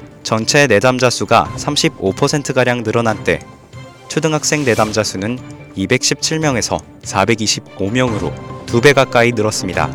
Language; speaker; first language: Korean; native; Korean